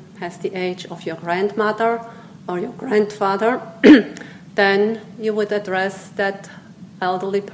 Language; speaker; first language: English; non-native, fluent; Swiss German